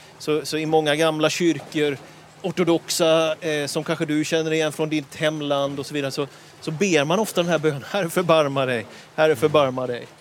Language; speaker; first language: Swedish; native; Swedish